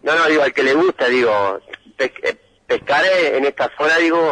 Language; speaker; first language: Spanish; native; Spanish